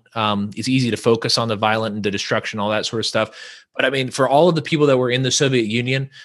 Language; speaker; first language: English; native; English